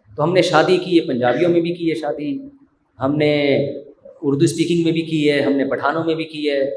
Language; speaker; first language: Urdu; native; Urdu